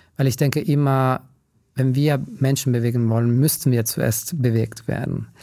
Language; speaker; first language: German; non-native, fluent; Italian